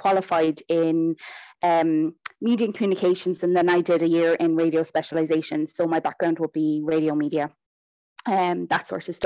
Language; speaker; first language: English; native; English